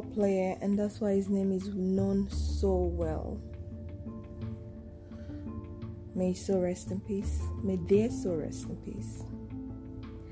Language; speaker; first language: English; non-native, local second language; Yoruba